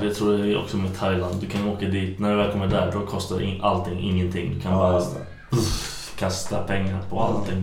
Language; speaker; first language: Swedish; native; Swedish